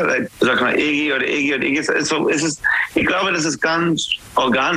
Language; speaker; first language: German; non-native, fluent; English